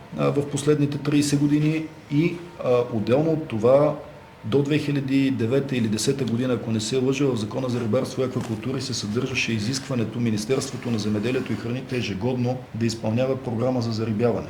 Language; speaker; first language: Bulgarian; native; Bulgarian